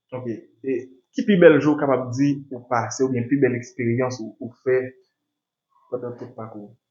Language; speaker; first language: Haitian Creole; native; Haitian Creole